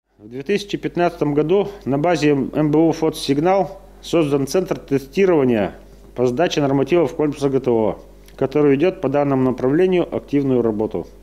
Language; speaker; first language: Russian; native; Russian